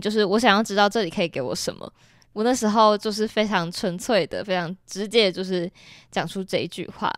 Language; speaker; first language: Chinese; native; Chinese